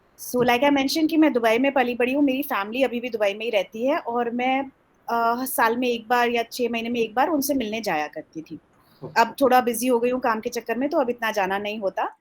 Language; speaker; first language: Hindi; early bilingual, heritage; Hindi